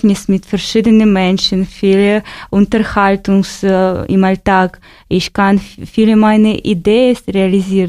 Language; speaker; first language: German; non-native, learner; Ukrainian